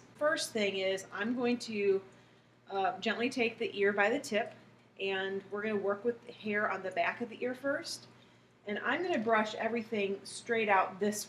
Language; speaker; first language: English; native; English